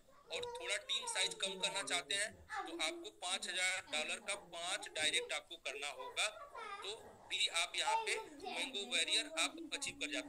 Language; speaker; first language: Hindi; native; Hindi